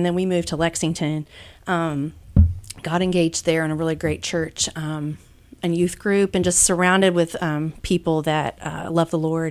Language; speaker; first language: English; native; English